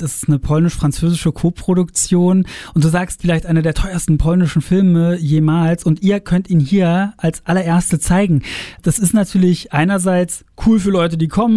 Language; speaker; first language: German; native; German